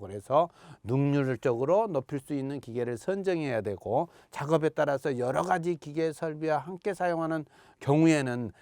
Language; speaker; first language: Korean; native; Korean